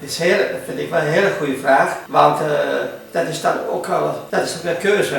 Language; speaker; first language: Dutch; non-native, fluent; Hungarian